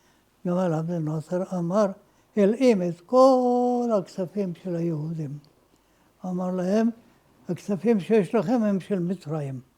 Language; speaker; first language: Hebrew; non-native, fluent; Ladino